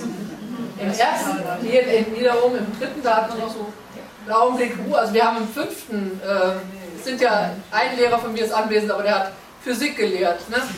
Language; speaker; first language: German; native; German